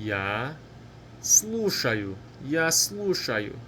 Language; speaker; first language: Russian; non-native, fluent; English